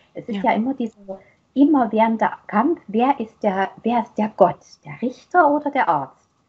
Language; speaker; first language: German; native; German